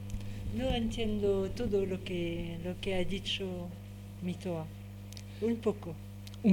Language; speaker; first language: Spanish; non-native, learner; French